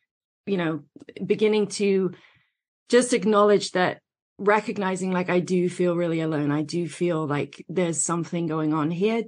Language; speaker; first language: English; native; English